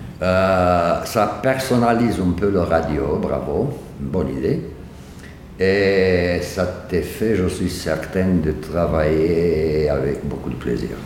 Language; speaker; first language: French; non-native, fluent; Romanian